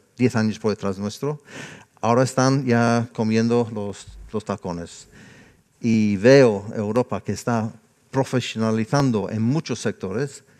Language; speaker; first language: Spanish; non-native, fluent; English